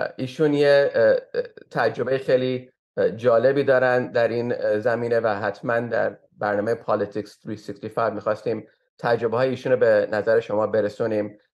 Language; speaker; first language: Persian; early bilingual, heritage; Persian